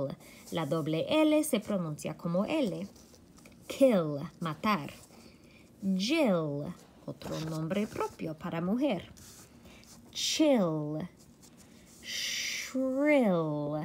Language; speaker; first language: Spanish; non-native, fluent; English